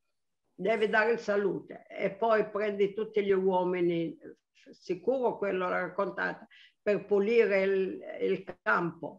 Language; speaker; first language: Italian; non-native, local second language; Arabic